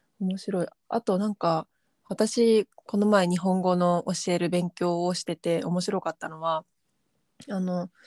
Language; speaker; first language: Japanese; native; Japanese